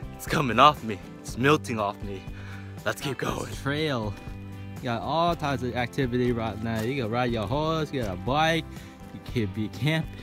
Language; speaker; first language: English; native; English